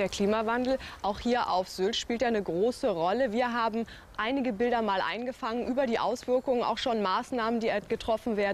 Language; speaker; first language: German; native; German